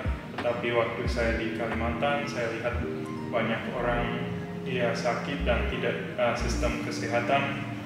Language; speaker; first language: Indonesian; early bilingual, heritage; English